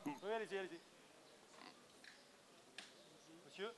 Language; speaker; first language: French; native; French